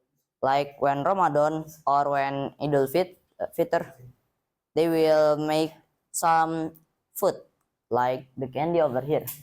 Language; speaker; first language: English; non-native, learner; Indonesian